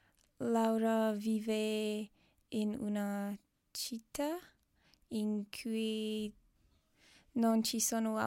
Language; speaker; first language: Italian; non-native, learner; English